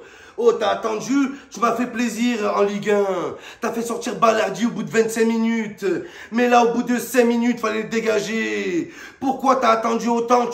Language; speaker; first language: French; native; French